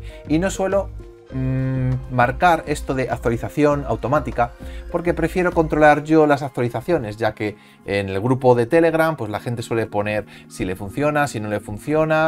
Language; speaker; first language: Spanish; native; Spanish